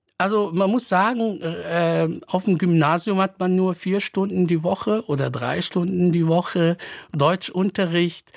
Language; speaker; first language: German; non-native, fluent; Arabic